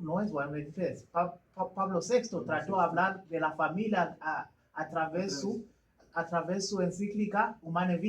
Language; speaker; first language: Spanish; non-native, learner; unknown